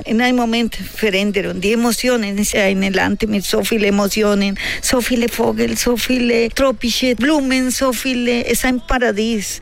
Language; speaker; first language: German; non-native, fluent; Spanish